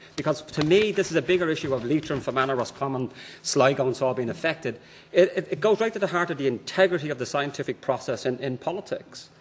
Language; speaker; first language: English; native; English